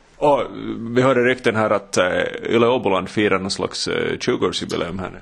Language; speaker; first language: Swedish; native; Swedish